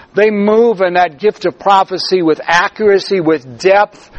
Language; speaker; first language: English; native; English